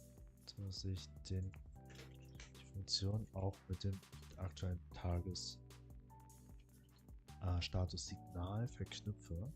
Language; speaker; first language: German; native; German